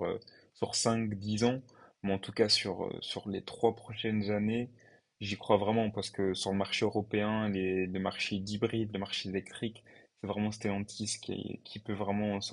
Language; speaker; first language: French; native; French